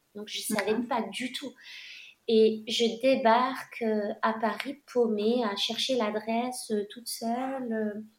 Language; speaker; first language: French; non-native, local second language; Arabic